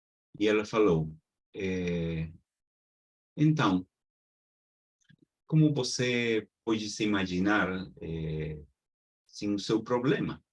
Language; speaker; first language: Portuguese; non-native, fluent; Spanish